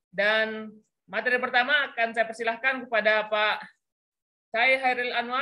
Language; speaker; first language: Indonesian; native; Indonesian